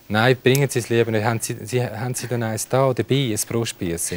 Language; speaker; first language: German; native; German